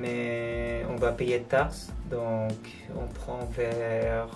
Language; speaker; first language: French; non-native, learner; Korean